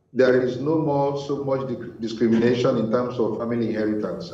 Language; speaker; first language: English; non-native, local second language; Igbo